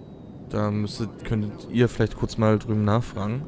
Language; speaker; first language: German; native; German